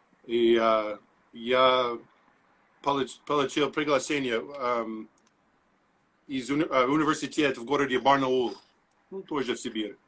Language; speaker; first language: Russian; non-native, learner; English